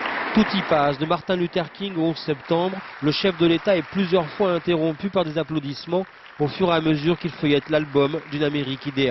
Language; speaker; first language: French; native; French